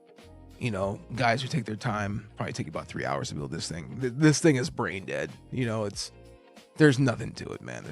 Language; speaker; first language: English; native; English